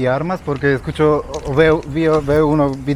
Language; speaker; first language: Spanish; non-native, learner; Slovak